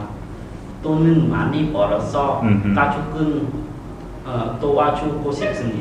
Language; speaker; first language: Korean; non-native, learner; Vietnamese